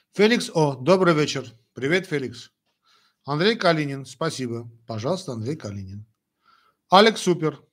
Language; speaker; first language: Russian; non-native, local second language; Armenian